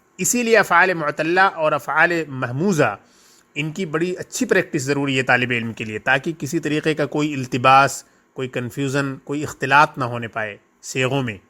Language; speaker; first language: Urdu; native; Urdu